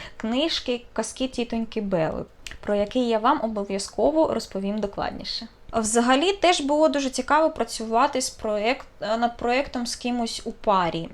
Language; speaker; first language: Ukrainian; non-native, local second language; Russian